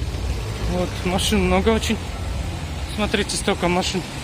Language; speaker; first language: Russian; non-native, local second language; Kyrgyz